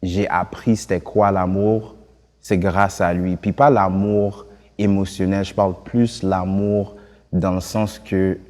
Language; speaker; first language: French; early bilingual, other home language; Haitian Creole